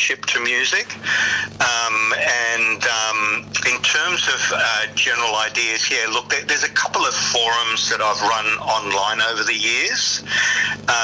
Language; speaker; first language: English; native; English